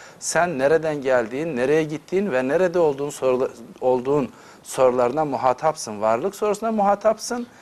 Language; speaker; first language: Turkish; native; Turkish